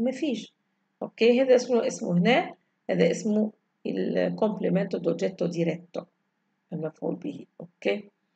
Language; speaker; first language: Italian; non-native, fluent; Arabic